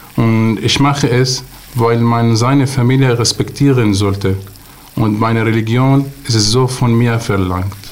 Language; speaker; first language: German; non-native, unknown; Arabic